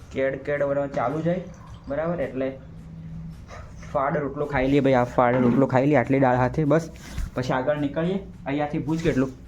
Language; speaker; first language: Gujarati; native; Gujarati